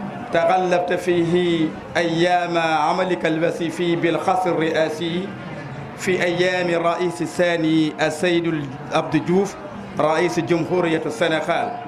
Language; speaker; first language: Arabic; non-native, fluent; Wolof